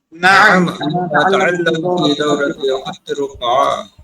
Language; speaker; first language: Arabic; non-native, learner; Bangla